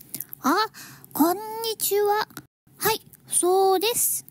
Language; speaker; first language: Japanese; non-native, learner; English